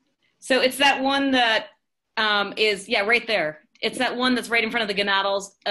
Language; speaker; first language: English; native; English